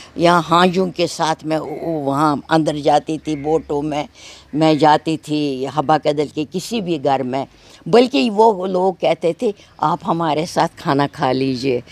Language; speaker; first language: Urdu; non-native, local second language; Kashmiri